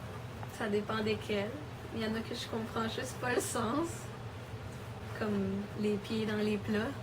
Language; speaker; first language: French; early bilingual, other home language; Spanish